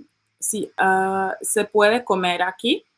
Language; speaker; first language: Spanish; non-native, learner; English